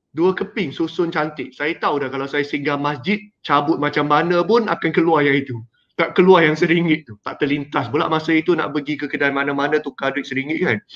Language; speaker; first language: Malay; non-native, local second language; Chinese